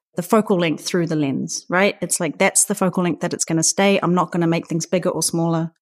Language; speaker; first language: English; native; English